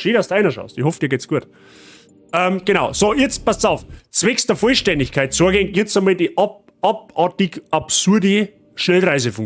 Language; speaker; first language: German; native; German